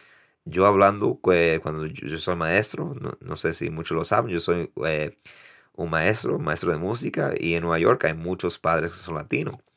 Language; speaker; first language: Spanish; early bilingual, heritage; Spanish